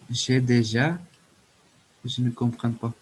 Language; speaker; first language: French; non-native, learner; Portuguese